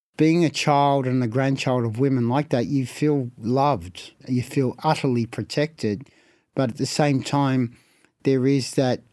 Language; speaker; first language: English; native; English